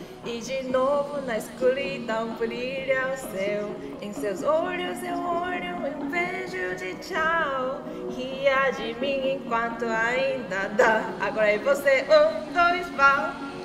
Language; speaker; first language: Portuguese; non-native, learner; Korean